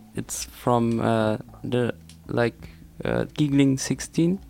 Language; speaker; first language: English; non-native, fluent; German